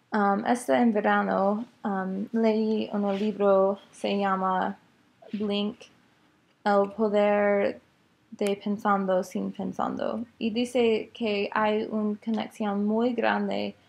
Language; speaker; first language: Spanish; non-native, learner; English